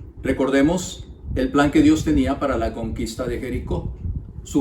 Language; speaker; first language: Spanish; native; Spanish